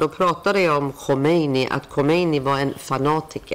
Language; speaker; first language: Swedish; non-native, fluent; Persian